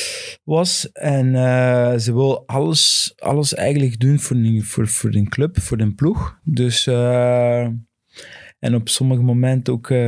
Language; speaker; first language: Dutch; non-native, fluent; Portuguese